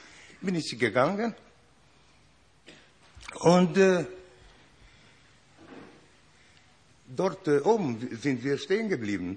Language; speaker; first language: German; non-native, learner; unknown